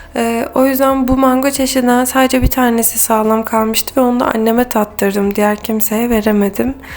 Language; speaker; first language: Turkish; native; Turkish